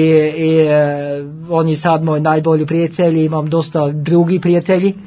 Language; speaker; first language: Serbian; non-native, learner; Norwegian